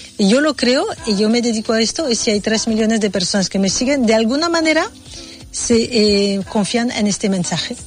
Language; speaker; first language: Spanish; non-native, fluent; Vietnamese